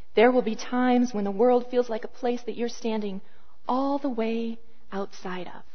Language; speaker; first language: English; native; English